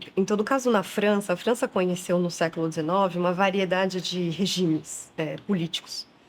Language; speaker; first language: Portuguese; non-native, fluent; French